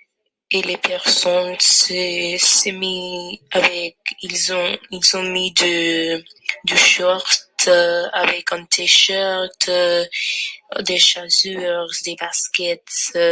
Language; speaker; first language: French; non-native, learner; English